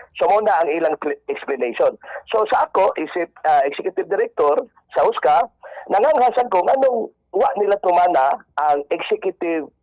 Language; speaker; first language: Cebuano; native; Cebuano